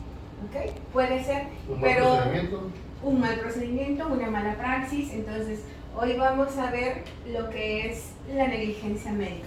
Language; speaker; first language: Spanish; native; Spanish